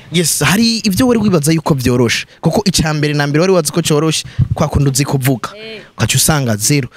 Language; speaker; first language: Rundi; native; Rundi